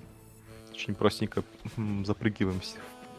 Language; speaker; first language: Russian; native; Russian